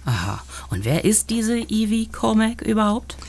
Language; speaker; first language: German; native; German